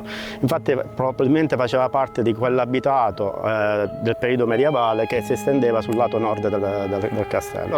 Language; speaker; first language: Italian; native; Italian